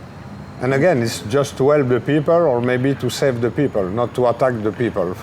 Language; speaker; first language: English; non-native, learner; French